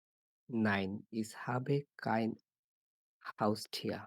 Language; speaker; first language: German; non-native, learner; Bangla